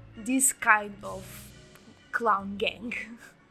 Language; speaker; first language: English; non-native, fluent; Portuguese